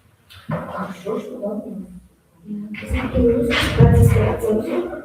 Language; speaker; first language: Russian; non-native, local second language; Kazakh